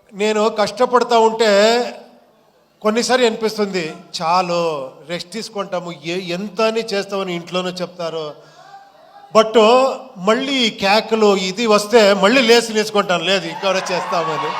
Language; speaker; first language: Telugu; non-native, local second language; Kannada